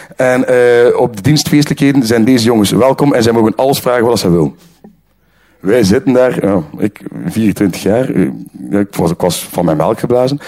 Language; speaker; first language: Dutch; native; Dutch